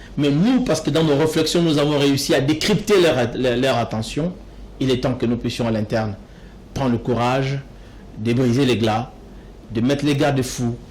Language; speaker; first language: French; non-native, local second language; Lingala